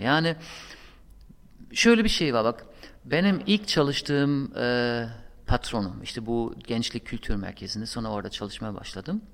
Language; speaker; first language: Turkish; non-native, fluent; German